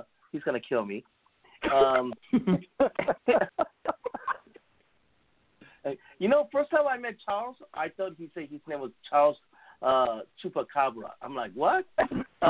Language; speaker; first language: English; non-native, fluent; Korean